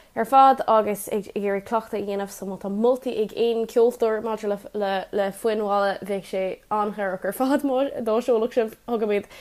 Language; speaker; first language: Irish; non-native, local second language; English